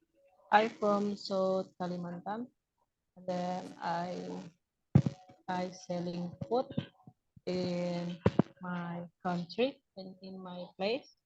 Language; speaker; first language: English; non-native, learner; Indonesian